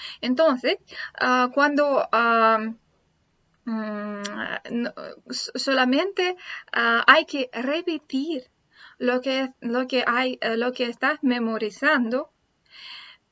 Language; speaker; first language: Spanish; non-native, fluent; Russian